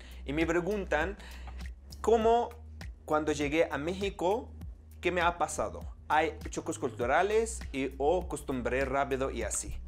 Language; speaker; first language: Spanish; non-native, fluent; Arabic